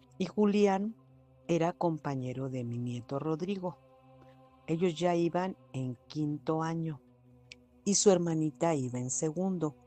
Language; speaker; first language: Spanish; native; Spanish